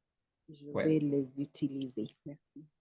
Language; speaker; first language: French; non-native, fluent; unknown